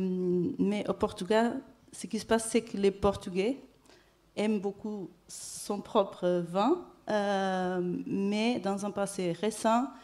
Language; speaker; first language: French; non-native, fluent; Portuguese